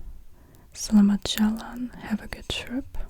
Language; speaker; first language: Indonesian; non-native, learner; German